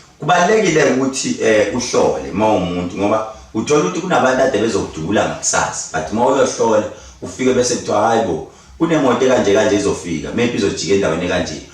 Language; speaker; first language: Zulu; native; Zulu